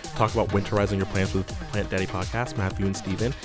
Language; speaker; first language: English; native; English